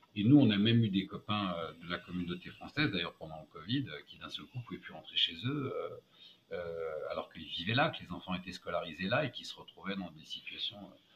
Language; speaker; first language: French; native; French